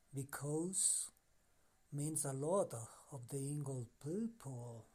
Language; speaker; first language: English; non-native, learner; Spanish